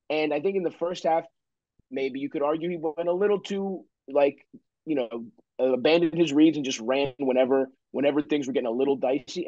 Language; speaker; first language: English; native; English